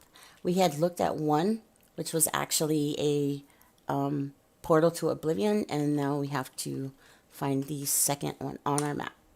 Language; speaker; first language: English; native; English